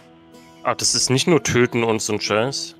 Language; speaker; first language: German; native; German